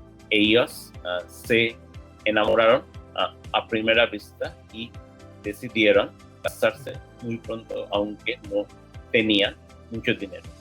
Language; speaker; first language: Spanish; non-native, learner; English